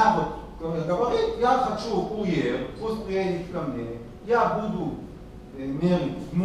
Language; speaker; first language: Russian; non-native, learner; Hebrew